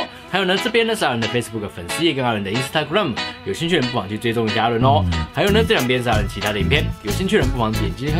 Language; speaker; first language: Chinese; native; Chinese